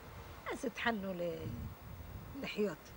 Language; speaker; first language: Hebrew; non-native, fluent; Arabic